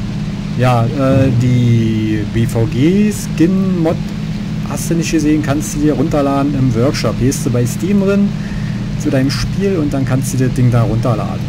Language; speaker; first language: German; native; German